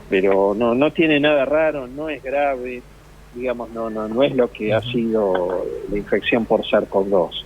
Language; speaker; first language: Spanish; native; Spanish